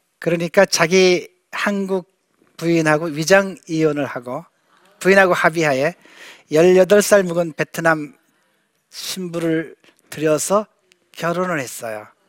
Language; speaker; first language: Korean; native; Korean